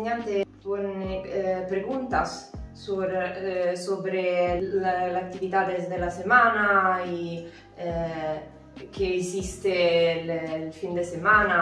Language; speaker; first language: Spanish; non-native, learner; Italian